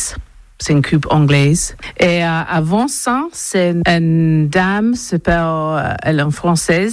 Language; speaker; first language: French; non-native, learner; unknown